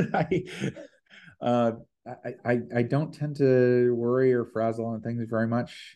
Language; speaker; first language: English; native; English